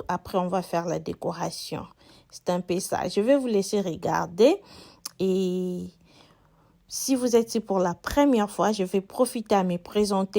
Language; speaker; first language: French; non-native, local second language; Lingala